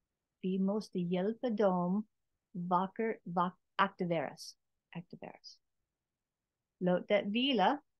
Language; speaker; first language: Swedish; non-native, learner; English